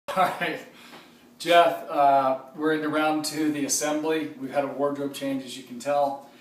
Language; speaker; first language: English; native; English